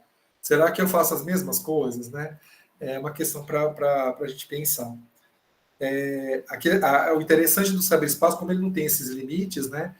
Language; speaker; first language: Portuguese; native; Portuguese